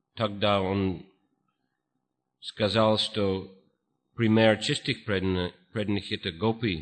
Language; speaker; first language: Russian; non-native, fluent; English